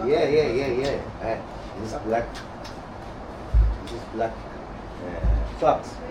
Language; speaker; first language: English; non-native, learner; Arabic